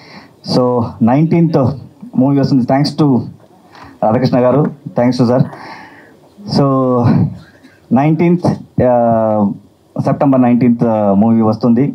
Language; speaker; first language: Telugu; non-native, learner; Kannada